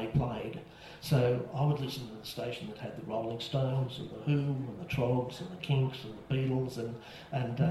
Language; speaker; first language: English; native; English